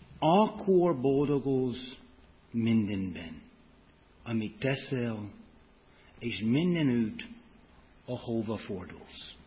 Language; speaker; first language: Hungarian; non-native, fluent; English